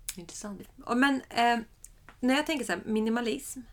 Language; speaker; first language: Swedish; early bilingual, other home language; Persian